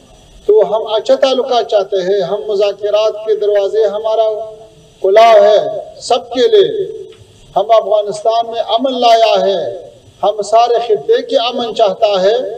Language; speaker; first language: Hindi; non-native, fluent; Pashto